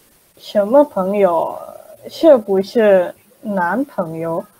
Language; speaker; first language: Chinese; non-native, learner; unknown